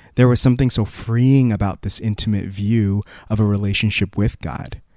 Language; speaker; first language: English; early bilingual, other home language; Korean